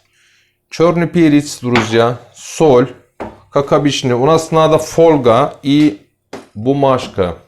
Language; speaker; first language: Russian; non-native, learner; Turkish